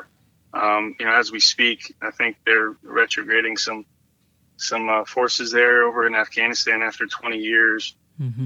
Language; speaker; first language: English; native; English